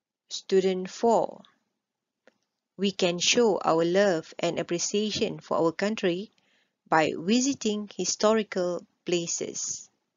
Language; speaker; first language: English; non-native, local second language; Malay